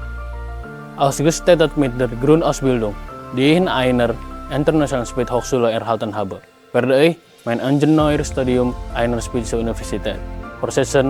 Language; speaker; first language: German; non-native, learner; Indonesian